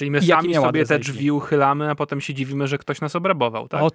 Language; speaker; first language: Polish; native; Polish